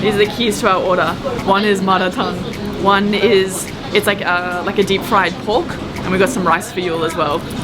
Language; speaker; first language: English; native; English